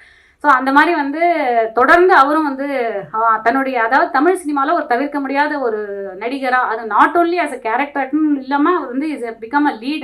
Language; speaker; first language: Tamil; native; Tamil